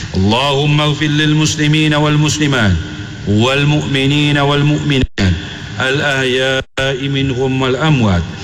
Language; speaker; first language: Arabic; non-native, fluent; Malay